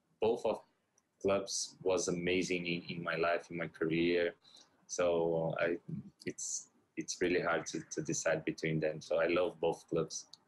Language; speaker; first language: English; non-native, fluent; Portuguese